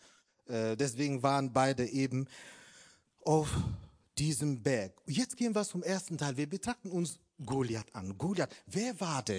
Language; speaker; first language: German; non-native, fluent; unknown